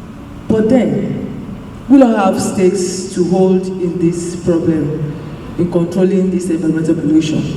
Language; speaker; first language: English; non-native, local second language; Yoruba